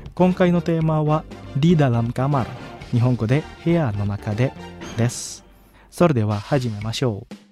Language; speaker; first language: Japanese; non-native, fluent; Indonesian